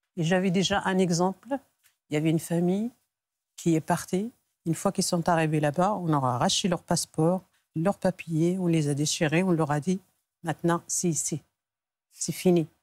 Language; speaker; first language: French; non-native, local second language; Arabic